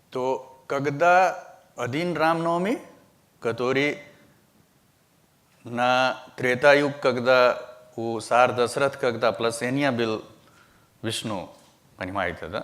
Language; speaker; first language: Russian; non-native, learner; Hindi